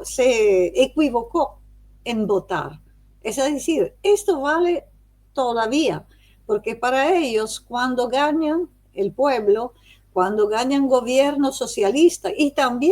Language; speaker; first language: Spanish; non-native, fluent; Italian